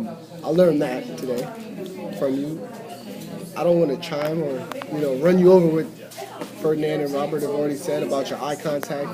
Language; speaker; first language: English; native; English